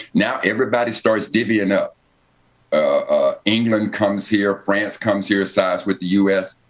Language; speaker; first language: English; native; English